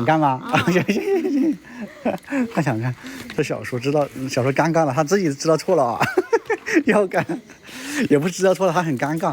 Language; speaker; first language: Chinese; native; Chinese